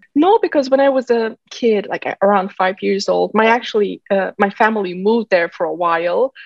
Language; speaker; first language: English; non-native, fluent; Turkish